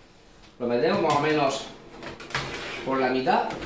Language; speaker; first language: Spanish; native; Spanish